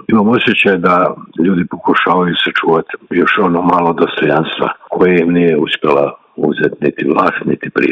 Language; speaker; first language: Croatian; native; Croatian